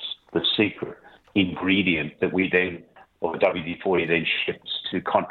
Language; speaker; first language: English; native; English